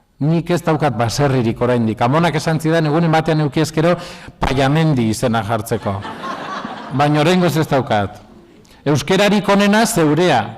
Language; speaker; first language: Basque; non-native, local second language; Spanish